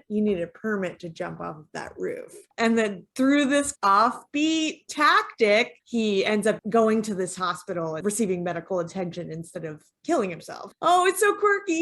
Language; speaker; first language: English; native; English